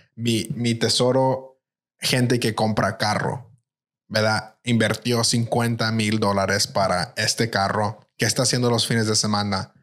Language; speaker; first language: Spanish; early bilingual, heritage; Spanish